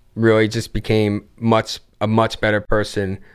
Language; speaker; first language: English; native; English